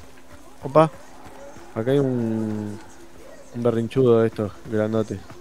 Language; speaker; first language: Spanish; native; Spanish